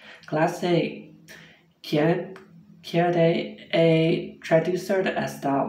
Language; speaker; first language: Spanish; non-native, learner; English